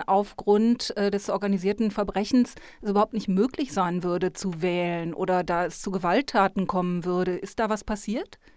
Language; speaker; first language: German; native; German